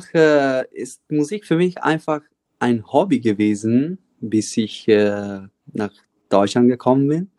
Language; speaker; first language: German; non-native, fluent; Italian